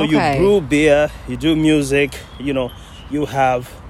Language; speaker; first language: English; non-native, local second language; Shona